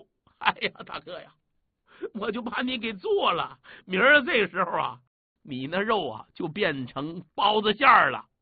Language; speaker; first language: Chinese; native; Chinese